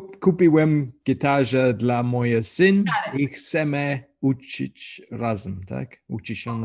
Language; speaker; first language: Polish; non-native, learner; English